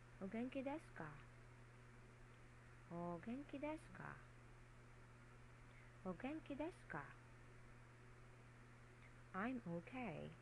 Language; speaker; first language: Japanese; non-native, learner; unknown